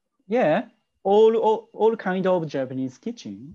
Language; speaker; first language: English; non-native, learner; Japanese